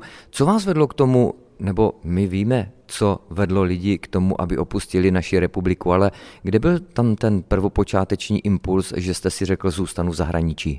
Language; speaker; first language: Czech; native; Czech